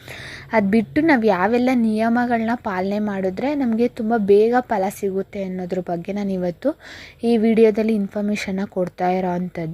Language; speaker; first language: Kannada; native; Kannada